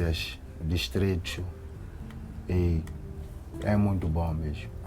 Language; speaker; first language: Portuguese; non-native, local second language; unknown